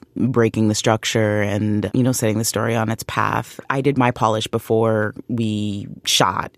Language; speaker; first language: English; native; English